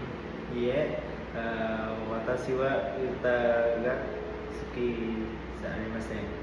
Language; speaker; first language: Japanese; non-native, learner; Vietnamese